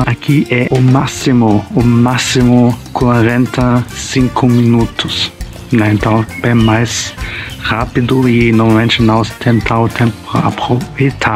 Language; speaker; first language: Portuguese; non-native, fluent; German